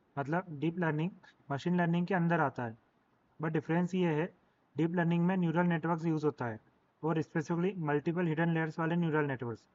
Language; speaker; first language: Hindi; native; Hindi